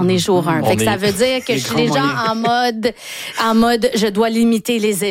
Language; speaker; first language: French; native; French